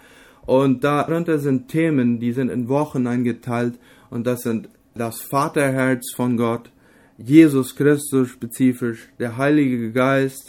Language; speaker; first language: German; non-native, local second language; Low German